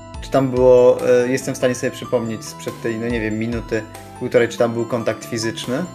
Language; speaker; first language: Polish; native; Polish